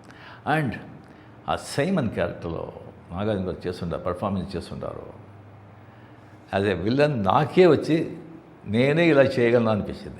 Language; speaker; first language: Telugu; non-native, fluent; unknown